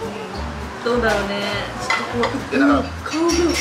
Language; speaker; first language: Japanese; native; Japanese